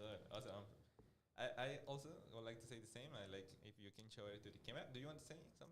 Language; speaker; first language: English; non-native, fluent; Spanish